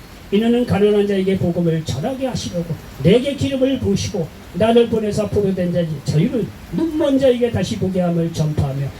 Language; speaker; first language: Korean; native; Korean